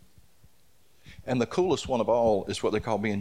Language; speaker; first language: English; native; English